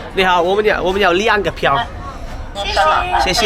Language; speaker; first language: Chinese; non-native, learner; English